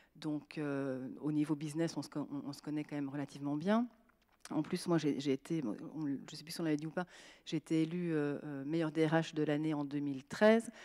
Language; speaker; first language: French; native; French